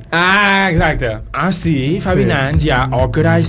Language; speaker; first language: Catalan; native; Catalan